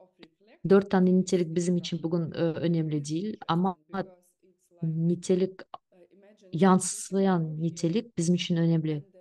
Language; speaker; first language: Turkish; non-native, fluent; Russian